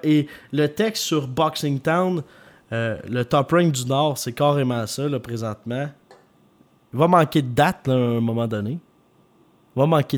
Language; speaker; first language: French; native; French